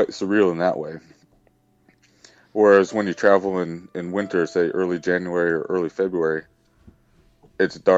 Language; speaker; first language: English; native; English